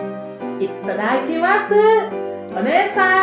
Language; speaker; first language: Japanese; non-native, learner; Thai